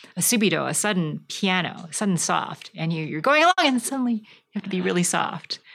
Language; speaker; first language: English; native; English